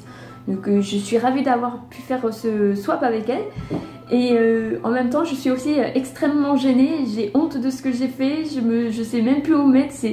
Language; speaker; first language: French; native; French